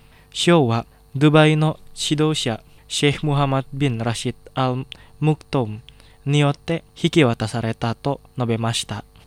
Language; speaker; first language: Japanese; non-native, fluent; Indonesian